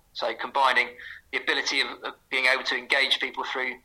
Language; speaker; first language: English; native; English